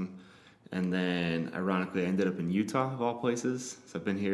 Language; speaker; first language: English; native; English